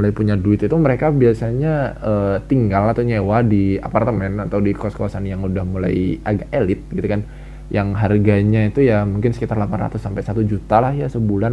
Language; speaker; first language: Indonesian; native; Indonesian